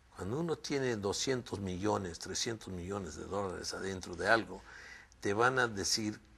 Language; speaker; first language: Spanish; early bilingual, other home language; English